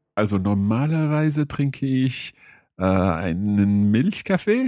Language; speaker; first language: German; non-native, fluent; English